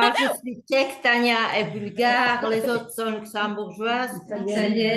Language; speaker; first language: French; non-native, fluent; Czech